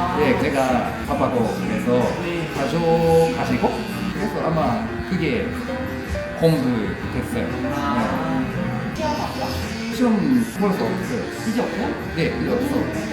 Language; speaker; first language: Korean; non-native, learner; Japanese